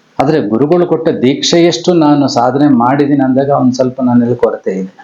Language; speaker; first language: Kannada; non-native, local second language; Telugu